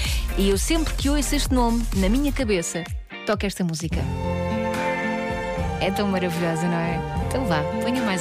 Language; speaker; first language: Portuguese; native; Portuguese